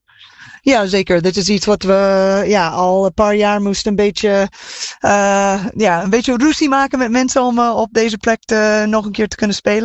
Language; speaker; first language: Dutch; non-native, fluent; English